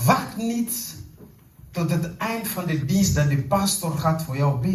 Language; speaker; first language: Dutch; non-native, fluent; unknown